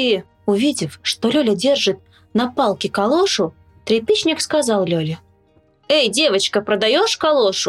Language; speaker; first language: Russian; native; Russian